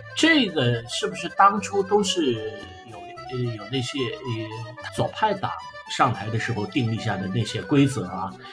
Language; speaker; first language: Chinese; native; Chinese